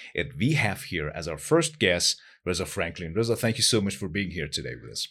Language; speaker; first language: English; non-native, fluent; Persian